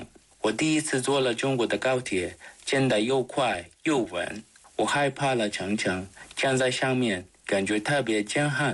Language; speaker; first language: Chinese; non-native, learner; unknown